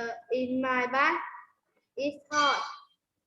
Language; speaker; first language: English; non-native, learner; Vietnamese